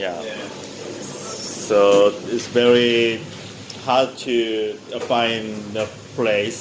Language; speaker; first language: English; non-native, learner; Korean